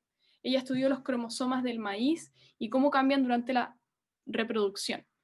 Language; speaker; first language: Spanish; native; Spanish